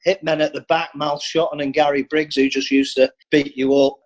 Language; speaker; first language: English; native; English